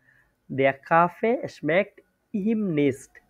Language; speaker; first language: German; non-native, learner; Bangla